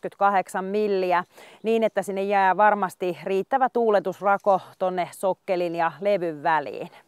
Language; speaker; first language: Finnish; native; Finnish